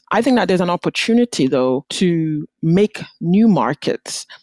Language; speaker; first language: English; non-native, local second language; Yoruba